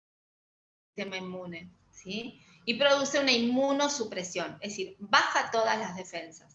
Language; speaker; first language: Spanish; native; Spanish